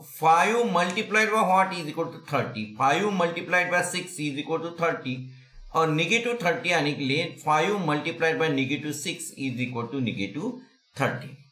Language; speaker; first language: Hindi; non-native, local second language; Marathi